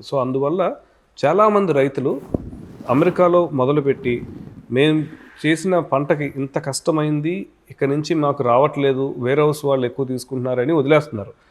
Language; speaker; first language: Telugu; native; Telugu